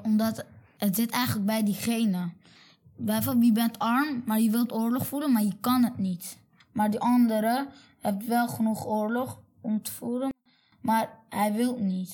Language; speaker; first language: Dutch; non-native, learner; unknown